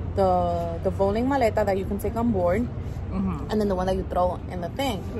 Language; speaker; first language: English; early bilingual, other home language; Spanish